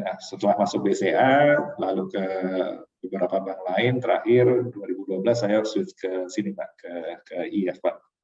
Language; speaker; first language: Indonesian; native; Indonesian